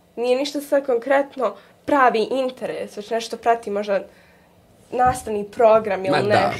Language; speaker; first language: Bosnian; native; Bosnian